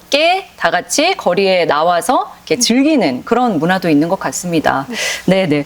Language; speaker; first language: Korean; native; Korean